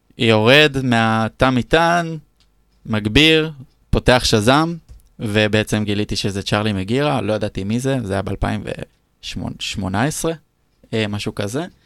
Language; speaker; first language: Hebrew; native; Hebrew